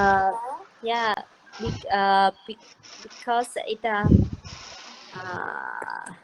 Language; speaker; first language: English; non-native, learner; Vietnamese